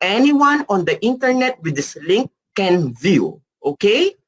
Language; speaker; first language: English; non-native, local second language; Filipino